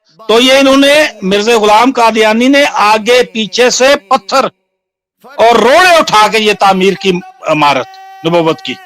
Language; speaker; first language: Urdu; non-native, local second language; Punjabi